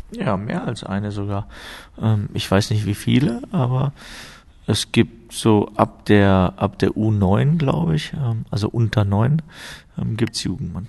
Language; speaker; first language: German; native; German